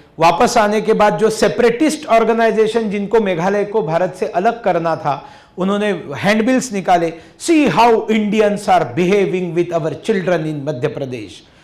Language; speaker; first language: Hindi; non-native, local second language; Marathi